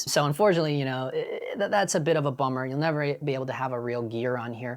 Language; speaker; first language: English; native; English